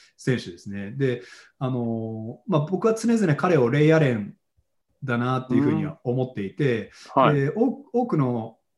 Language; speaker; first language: Japanese; native; Japanese